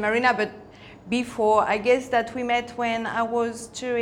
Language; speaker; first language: English; non-native, fluent; Spanish